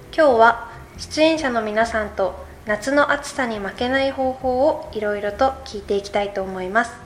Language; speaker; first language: Japanese; native; Japanese